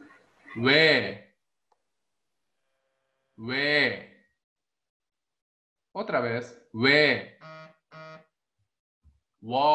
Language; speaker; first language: Spanish; non-native, fluent; Korean